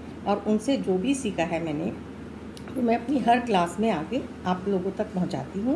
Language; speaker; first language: Hindi; native; Hindi